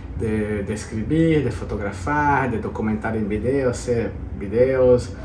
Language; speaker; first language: Spanish; early bilingual, heritage; Spanish